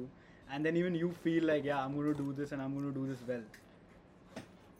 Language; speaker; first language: English; non-native, local second language; Hindi